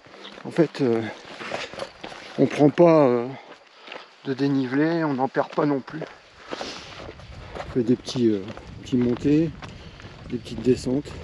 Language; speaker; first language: French; native; French